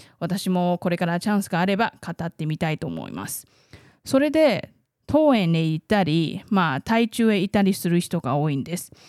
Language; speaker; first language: Japanese; non-native, fluent; Chinese